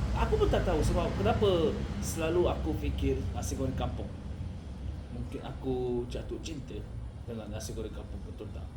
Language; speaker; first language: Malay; non-native, learner; Korean